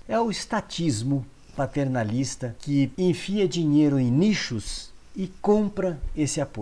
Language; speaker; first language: Portuguese; native; Portuguese